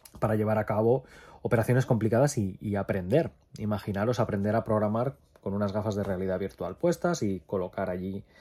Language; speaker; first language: Spanish; native; Spanish